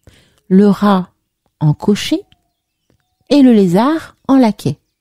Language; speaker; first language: French; native; French